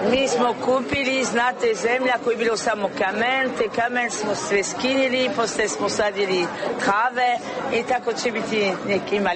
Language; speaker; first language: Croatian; non-native, learner; French